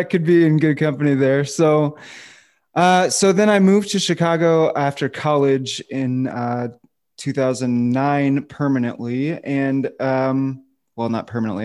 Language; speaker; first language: English; native; English